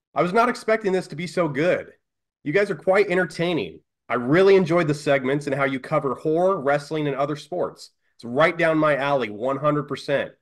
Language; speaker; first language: English; native; English